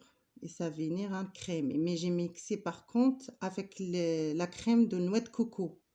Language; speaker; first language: French; non-native, learner; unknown